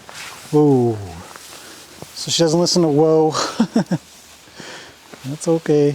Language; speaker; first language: English; native; English